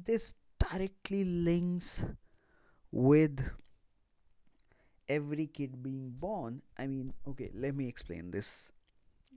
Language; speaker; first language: English; non-native, local second language; Hindi